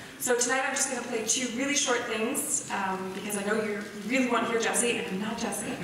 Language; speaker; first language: English; native; English